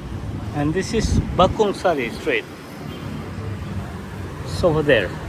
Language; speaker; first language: English; non-native, learner; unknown